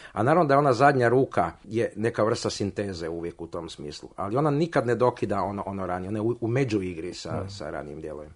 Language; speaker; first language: Croatian; native; Croatian